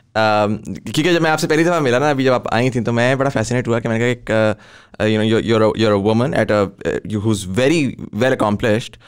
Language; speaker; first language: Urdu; native; Urdu